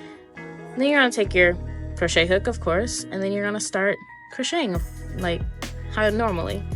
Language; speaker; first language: English; native; English